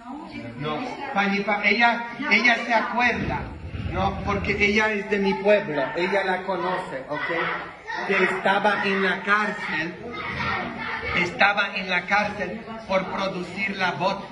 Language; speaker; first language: Spanish; non-native, fluent; Polish